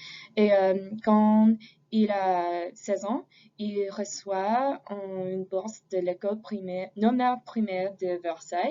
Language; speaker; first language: French; non-native, fluent; English